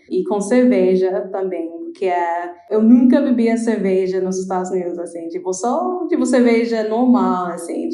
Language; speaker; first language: Portuguese; non-native, fluent; English